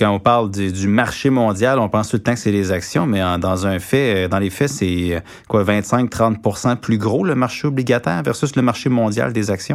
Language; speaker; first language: French; native; French